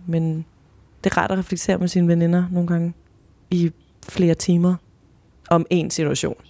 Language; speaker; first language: Danish; early bilingual, other home language; Spanish